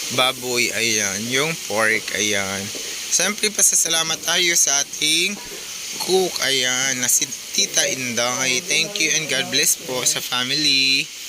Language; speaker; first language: Filipino; non-native, local second language; Cebuano